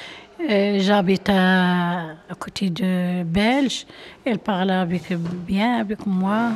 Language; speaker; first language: French; non-native, learner; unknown